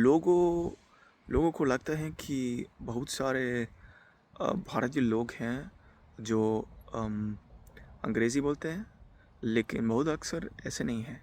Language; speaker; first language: Hindi; non-native, learner; Dutch